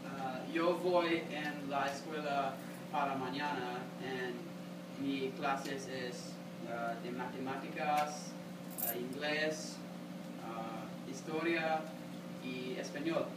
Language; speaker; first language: Spanish; non-native, learner; English